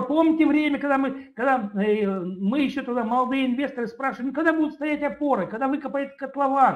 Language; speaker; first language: Russian; native; Russian